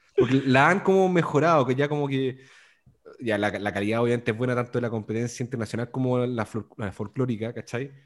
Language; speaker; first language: Spanish; native; Spanish